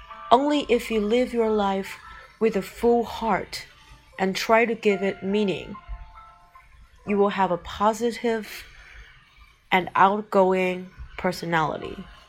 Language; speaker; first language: English; non-native, fluent; Chinese